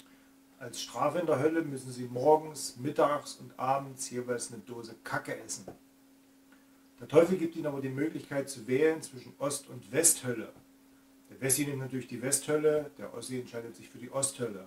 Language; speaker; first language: German; native; German